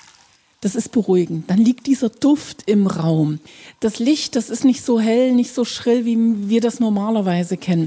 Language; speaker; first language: German; native; German